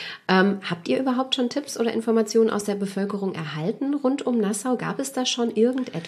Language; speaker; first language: German; native; German